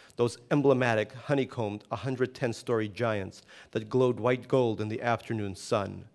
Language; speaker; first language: English; non-native, fluent; Russian